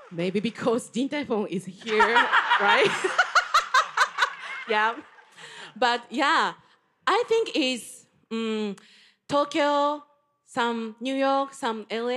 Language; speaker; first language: English; non-native, learner; Japanese